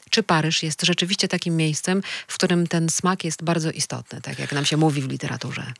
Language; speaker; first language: Polish; native; Polish